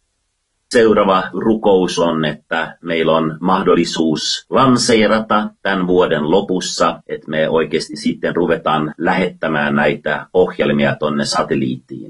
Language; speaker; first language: Finnish; non-native, fluent; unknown